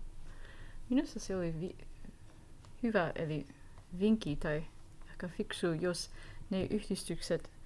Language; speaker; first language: Finnish; non-native, learner; English